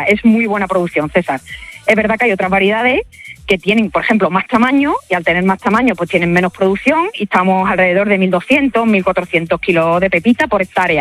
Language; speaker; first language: Spanish; native; Spanish